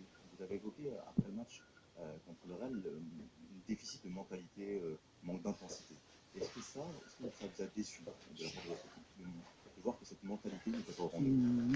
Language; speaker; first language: French; native; French